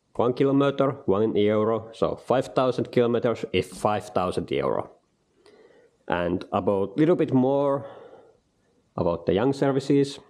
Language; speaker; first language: English; non-native, learner; Finnish